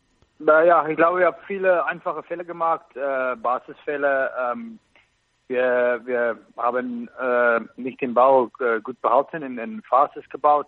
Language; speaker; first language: German; non-native, fluent; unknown